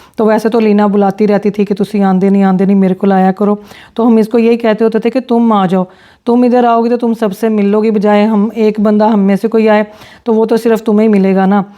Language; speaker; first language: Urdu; non-native, local second language; Punjabi